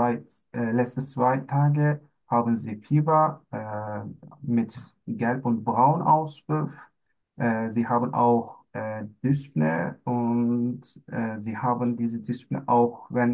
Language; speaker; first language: German; non-native, learner; Turkish